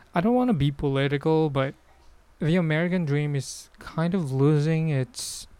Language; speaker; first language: English; non-native, local second language; Filipino